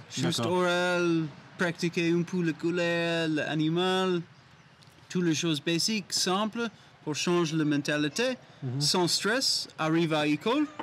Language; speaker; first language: French; non-native, learner; English